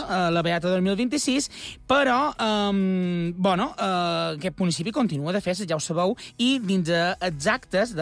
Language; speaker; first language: Catalan; native; Catalan